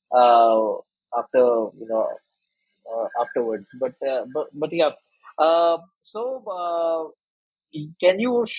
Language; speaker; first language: English; non-native, local second language; Hindi